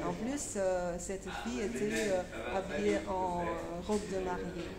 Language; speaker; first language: French; non-native, fluent; Romanian